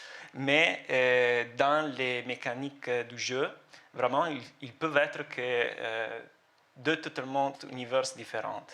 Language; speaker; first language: French; non-native, fluent; Italian